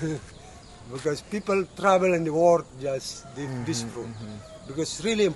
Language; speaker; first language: English; non-native, learner; Indonesian